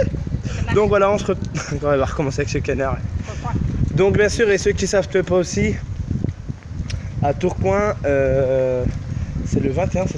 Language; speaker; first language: French; native; French